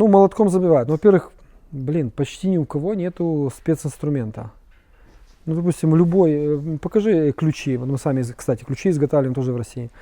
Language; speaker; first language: Russian; native; Russian